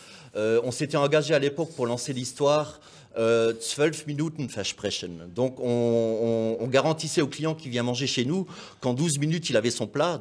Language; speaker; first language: French; native; French